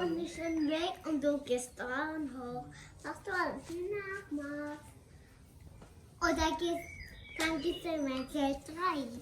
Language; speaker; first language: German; early bilingual, other home language; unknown